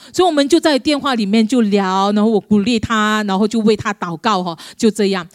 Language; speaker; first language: Chinese; native; Chinese